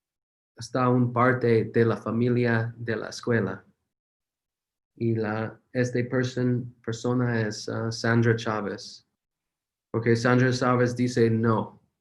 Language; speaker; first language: Spanish; non-native, learner; English